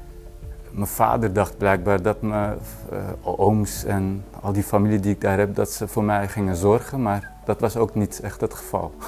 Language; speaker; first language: Dutch; early bilingual, other home language; Turkish